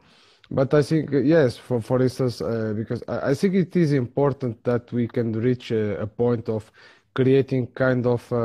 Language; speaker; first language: English; non-native, fluent; Portuguese